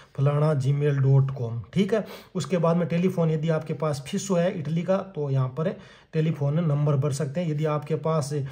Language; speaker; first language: Hindi; native; Hindi